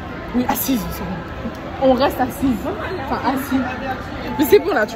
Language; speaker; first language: French; native; French